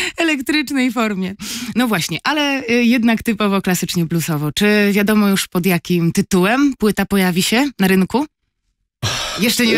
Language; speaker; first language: Polish; native; Polish